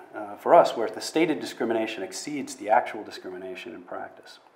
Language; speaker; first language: English; native; English